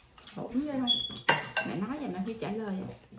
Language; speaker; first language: Vietnamese; native; Vietnamese